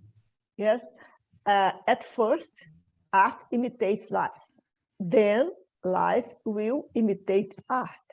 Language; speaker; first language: English; non-native, learner; Portuguese